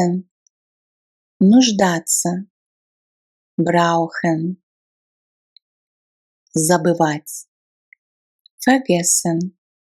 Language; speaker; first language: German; non-native, fluent; Russian